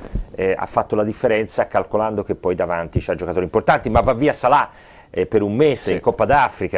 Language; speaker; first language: Italian; native; Italian